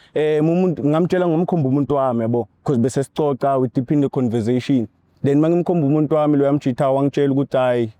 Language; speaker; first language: Zulu; non-native, local second language; Swati